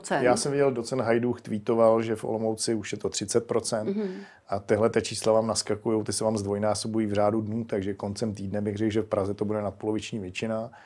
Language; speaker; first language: Czech; native; Czech